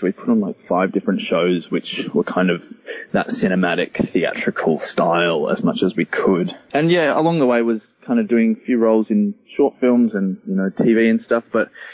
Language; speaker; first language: English; native; English